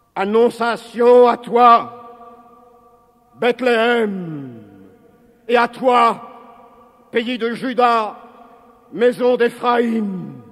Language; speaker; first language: French; native; French